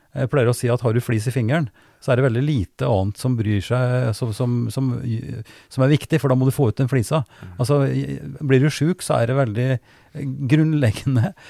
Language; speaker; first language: Norwegian; native; Norwegian